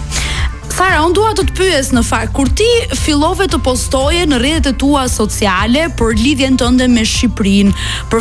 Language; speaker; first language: Albanian; native; Albanian